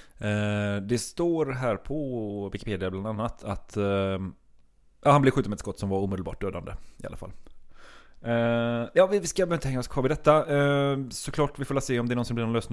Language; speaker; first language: Swedish; native; Swedish